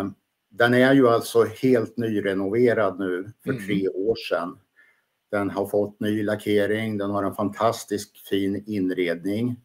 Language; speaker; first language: Swedish; native; Swedish